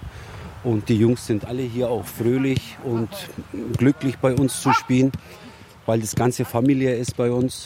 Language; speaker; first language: German; early bilingual, other home language; Turkish